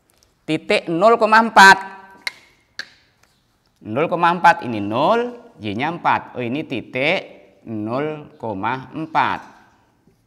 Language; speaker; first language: Indonesian; native; Indonesian